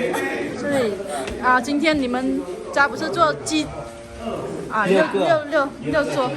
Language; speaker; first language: Chinese; non-native, fluent; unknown